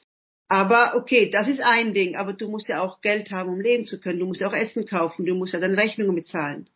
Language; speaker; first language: German; early bilingual, other home language; Italian